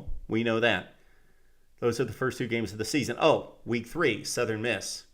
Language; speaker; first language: English; native; English